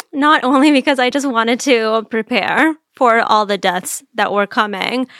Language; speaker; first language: English; native; English